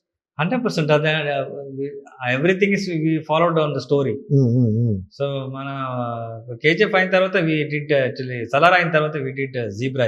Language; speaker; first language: Telugu; non-native, learner; Kannada